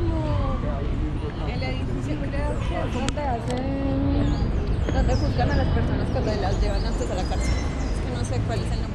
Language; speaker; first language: Spanish; native; Spanish